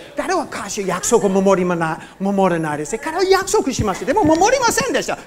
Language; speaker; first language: Japanese; non-native, learner; English